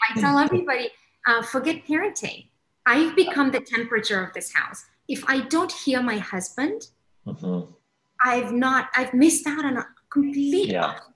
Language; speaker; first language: English; non-native, local second language; Somali